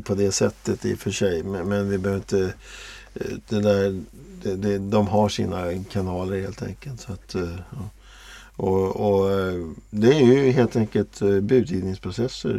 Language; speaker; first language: Swedish; native; Swedish